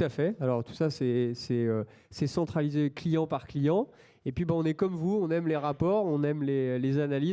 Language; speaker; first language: French; native; French